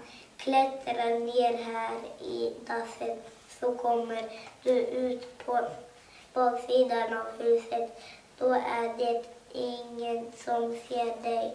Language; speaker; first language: Swedish; early bilingual, other home language; Kurdish